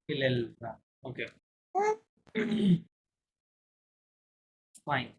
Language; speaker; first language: French; non-native, fluent; Bangla